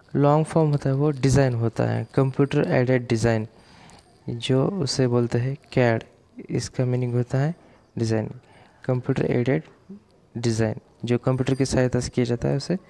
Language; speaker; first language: Hindi; non-native, local second language; Marathi